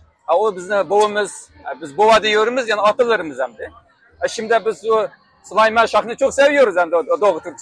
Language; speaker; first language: Turkish; non-native, learner; Uyghur